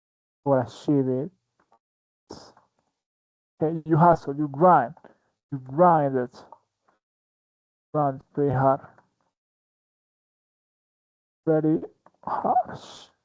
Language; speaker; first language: English; non-native, fluent; Spanish